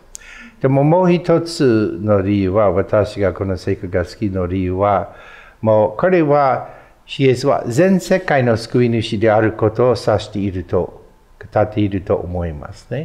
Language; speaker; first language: Japanese; non-native, fluent; English